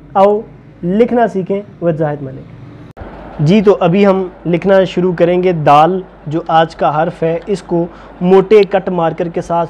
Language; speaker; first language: Urdu; non-native, local second language; Punjabi